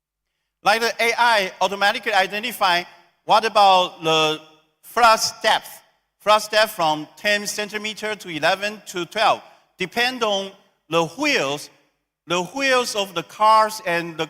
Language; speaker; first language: English; non-native, fluent; Chinese